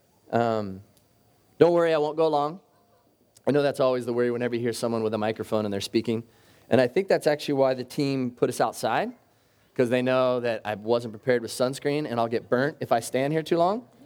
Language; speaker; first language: English; native; English